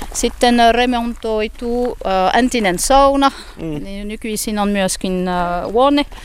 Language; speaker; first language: Finnish; non-native, learner; French